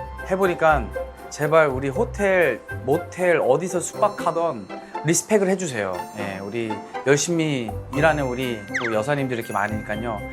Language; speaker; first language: Korean; early bilingual, other home language; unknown